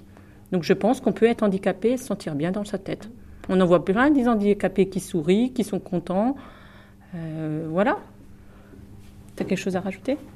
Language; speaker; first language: French; native; French